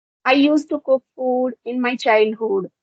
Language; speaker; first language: English; non-native, local second language; Hindi